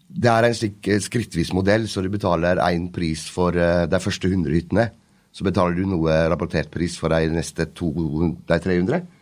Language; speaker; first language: Norwegian; native; Norwegian